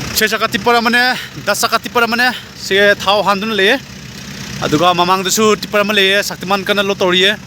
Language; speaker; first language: Manipuri; native; Manipuri